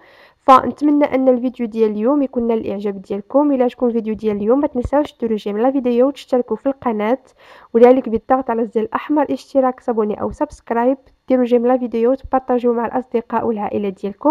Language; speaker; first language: Arabic; native; Arabic